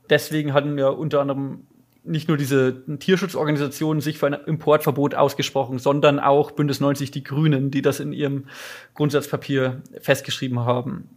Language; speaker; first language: German; native; German